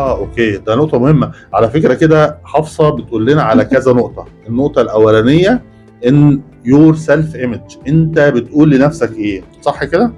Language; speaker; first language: Egyptian Arabic; native; Egyptian Arabic